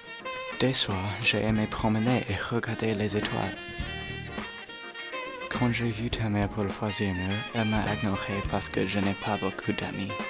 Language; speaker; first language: French; non-native, learner; English